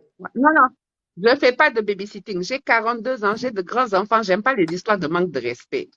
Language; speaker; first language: French; non-native, local second language; Wolof